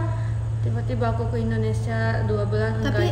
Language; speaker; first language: Indonesian; early bilingual, heritage; Japanese